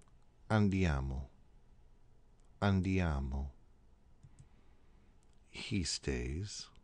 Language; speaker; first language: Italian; non-native, fluent; English